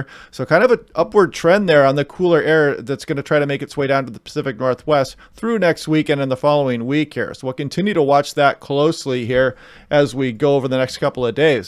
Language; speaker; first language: English; native; English